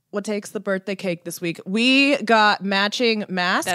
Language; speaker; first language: English; early bilingual, other home language; Persian